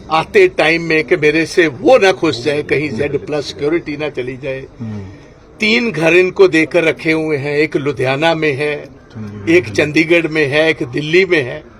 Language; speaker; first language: Urdu; non-native, local second language; Punjabi